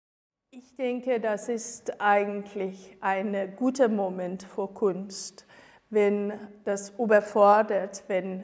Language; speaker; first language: German; non-native, fluent; Persian